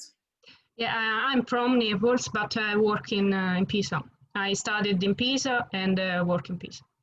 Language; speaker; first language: English; non-native, learner; Italian